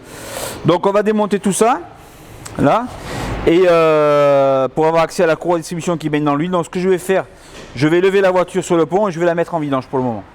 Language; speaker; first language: French; native; French